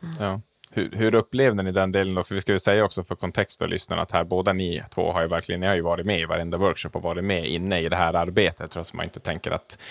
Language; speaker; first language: Swedish; native; Swedish